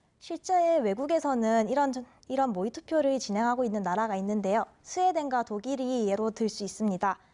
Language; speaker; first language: Korean; native; Korean